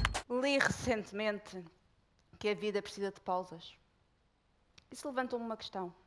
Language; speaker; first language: Portuguese; native; Portuguese